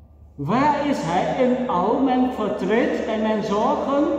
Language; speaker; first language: Dutch; non-native, fluent; Vietnamese